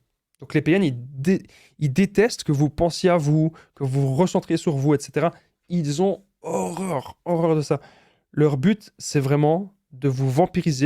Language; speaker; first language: French; native; French